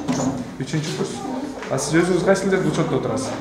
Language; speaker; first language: Kyrgyz; native; Kyrgyz